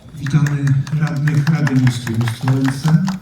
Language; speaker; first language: Polish; native; Polish